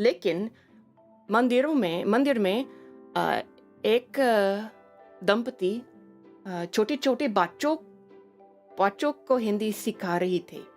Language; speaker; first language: Hindi; non-native, learner; English